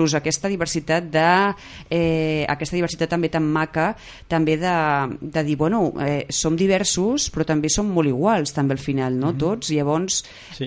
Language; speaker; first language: Catalan; native; Catalan